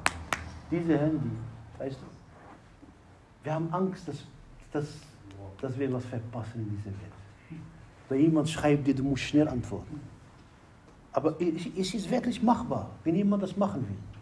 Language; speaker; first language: German; non-native, fluent; Arabic